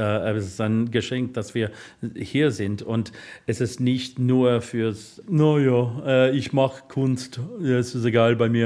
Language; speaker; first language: German; non-native, fluent; English